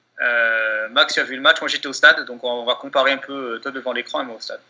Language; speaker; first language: French; native; French